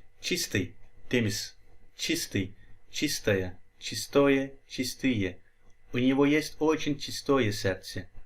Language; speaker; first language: Russian; non-native, fluent; Turkish